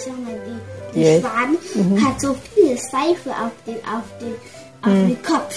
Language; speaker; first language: German; early bilingual, heritage; German